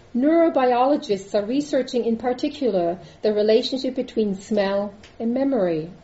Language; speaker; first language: English; non-native, fluent; German